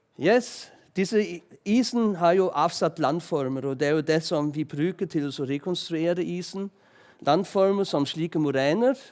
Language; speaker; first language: Norwegian; non-native, fluent; German